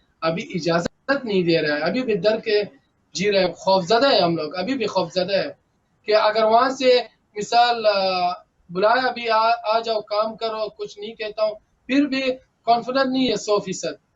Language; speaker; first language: Hindi; early bilingual, other home language; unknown